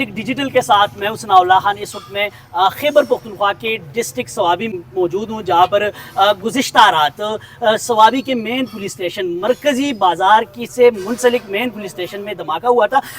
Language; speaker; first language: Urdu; non-native, local second language; Pashto